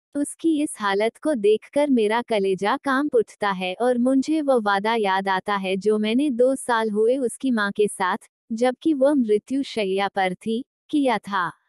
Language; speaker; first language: Hindi; non-native, local second language; Marathi